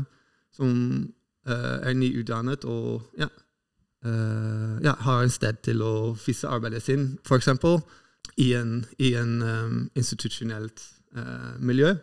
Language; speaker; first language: Norwegian; non-native, fluent; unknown